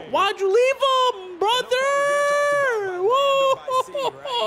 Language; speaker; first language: English; native; English